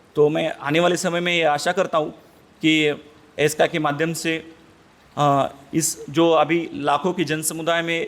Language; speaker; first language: Hindi; non-native, local second language; Marathi